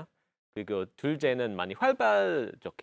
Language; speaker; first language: Korean; non-native, fluent; English